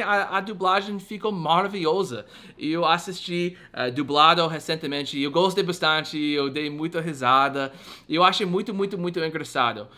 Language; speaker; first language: Portuguese; non-native, fluent; English